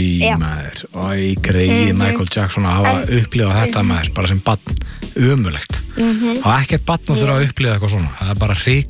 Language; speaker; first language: Icelandic; native; Icelandic